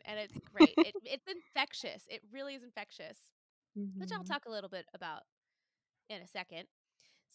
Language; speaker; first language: English; native; English